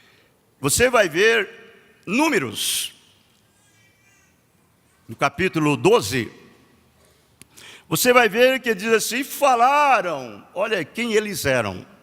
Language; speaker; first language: Portuguese; native; Portuguese